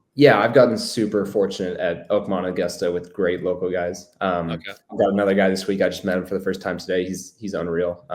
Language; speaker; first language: English; native; English